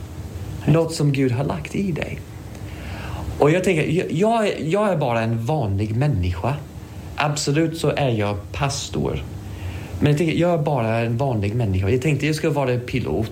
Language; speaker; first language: Swedish; non-native, fluent; English